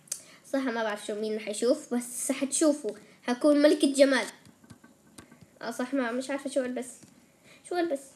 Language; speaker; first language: Arabic; native; Arabic